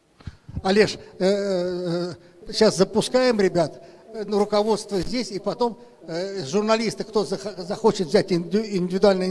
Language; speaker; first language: Russian; native; Russian